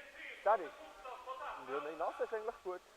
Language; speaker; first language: German; native; German